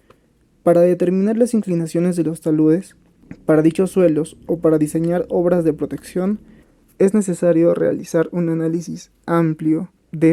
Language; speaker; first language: Spanish; native; Spanish